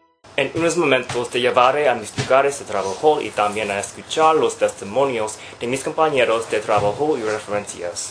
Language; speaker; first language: Spanish; non-native, learner; English